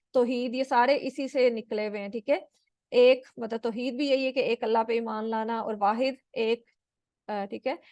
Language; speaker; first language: Urdu; native; Urdu